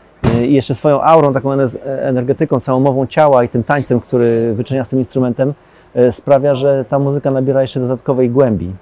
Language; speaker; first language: Polish; native; Polish